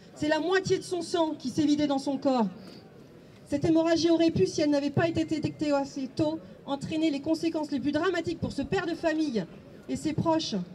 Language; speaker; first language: French; native; French